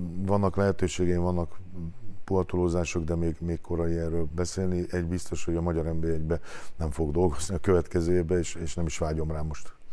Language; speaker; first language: Hungarian; native; Hungarian